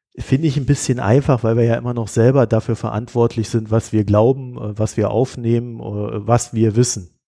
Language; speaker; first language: German; native; German